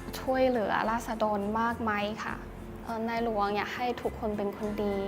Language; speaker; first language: Thai; non-native, learner; Chinese